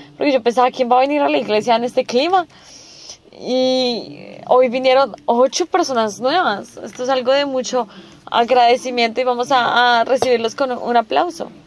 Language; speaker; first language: Spanish; non-native, fluent; Korean